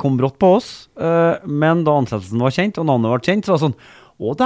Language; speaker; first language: Norwegian; native; Norwegian